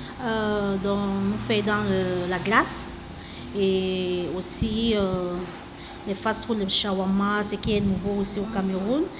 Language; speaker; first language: French; non-native, local second language; English